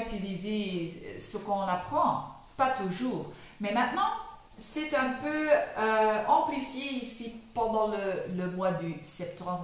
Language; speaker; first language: French; non-native, local second language; Dutch